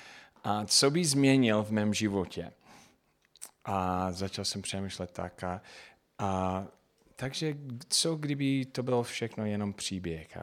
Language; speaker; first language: Czech; non-native, fluent; English